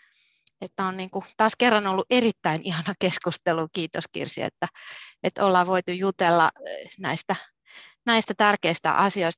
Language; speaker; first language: Finnish; native; Finnish